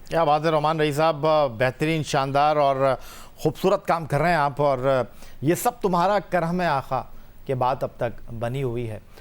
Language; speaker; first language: Urdu; native; Urdu